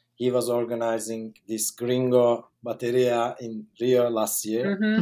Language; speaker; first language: English; non-native, fluent; Turkish